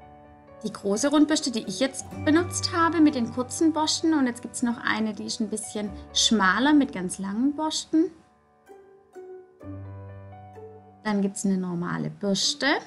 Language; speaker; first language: German; native; German